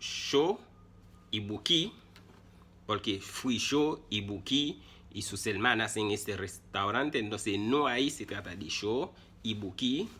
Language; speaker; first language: Spanish; non-native, fluent; Haitian Creole